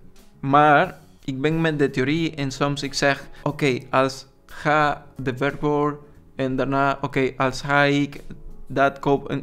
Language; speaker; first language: Dutch; non-native, learner; Spanish